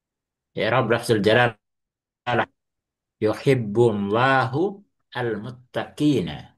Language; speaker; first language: Arabic; non-native, fluent; Indonesian